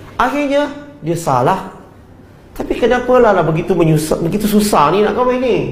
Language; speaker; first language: Malay; non-native, local second language; Chinese